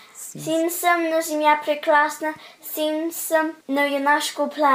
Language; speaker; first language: Bulgarian; early bilingual, heritage; Bulgarian